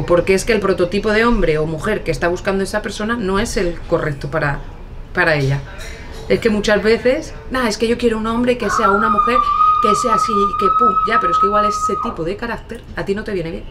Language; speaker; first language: Spanish; native; Spanish